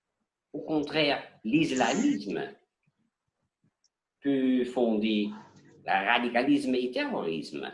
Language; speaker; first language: French; non-native, learner; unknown